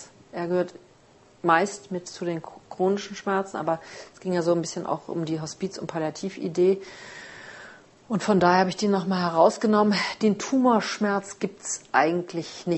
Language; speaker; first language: German; native; German